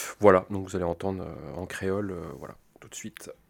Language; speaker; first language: French; native; French